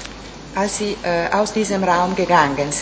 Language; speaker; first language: German; non-native, fluent; Italian